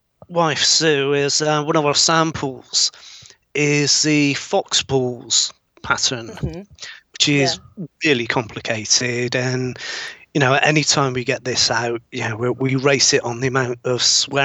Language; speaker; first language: English; native; English